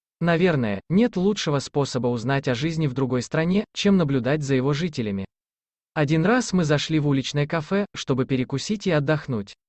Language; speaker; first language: Russian; native; Russian